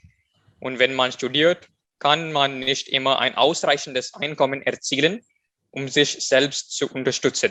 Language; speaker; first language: German; non-native, learner; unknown